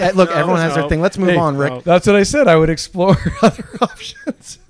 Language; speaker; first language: English; native; English